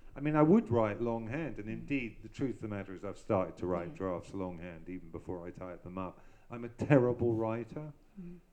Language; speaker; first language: English; native; English